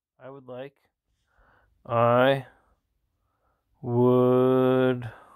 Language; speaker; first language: English; native; English